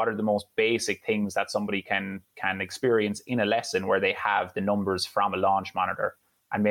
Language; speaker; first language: English; native; English